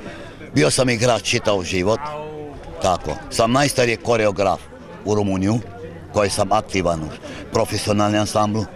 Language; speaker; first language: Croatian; early bilingual, heritage; Serbian